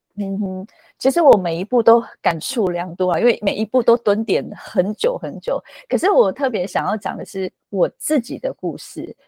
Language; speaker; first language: Chinese; non-native, local second language; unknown